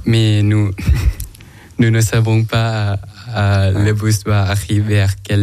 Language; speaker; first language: French; non-native, learner; Thai